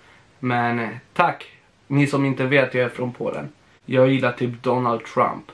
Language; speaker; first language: Swedish; non-native, fluent; Polish